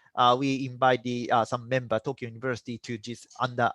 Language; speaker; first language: English; non-native, fluent; Japanese